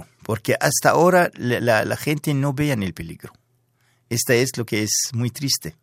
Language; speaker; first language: Spanish; non-native, fluent; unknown